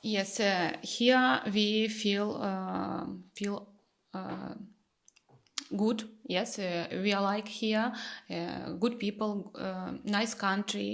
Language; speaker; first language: English; non-native, learner; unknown